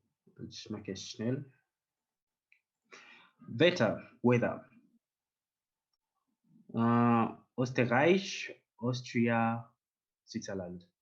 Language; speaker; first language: German; non-native, learner; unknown